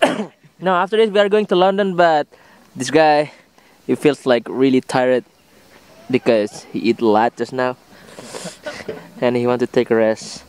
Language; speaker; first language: English; non-native, learner; Indonesian